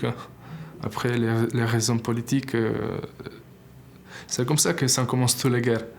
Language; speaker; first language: French; non-native, learner; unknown